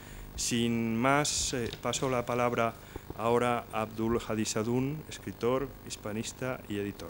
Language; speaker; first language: Spanish; native; Spanish